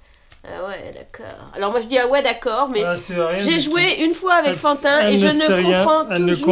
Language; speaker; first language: French; native; French